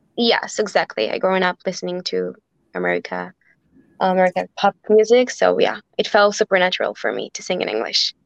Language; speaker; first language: English; non-native, fluent; Hebrew